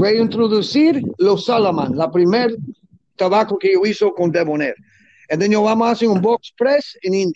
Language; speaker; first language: Spanish; non-native, learner; English